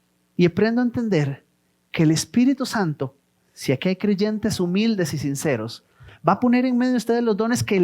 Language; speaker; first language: Spanish; native; Spanish